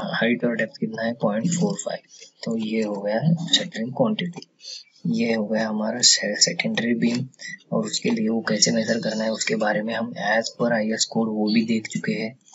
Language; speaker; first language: Hindi; native; Hindi